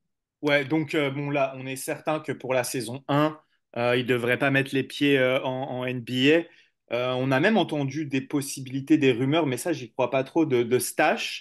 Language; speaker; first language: French; native; French